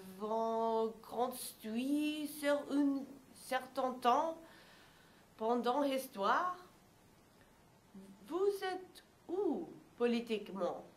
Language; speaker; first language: French; non-native, learner; English